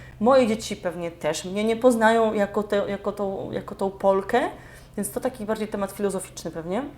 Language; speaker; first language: Polish; native; Polish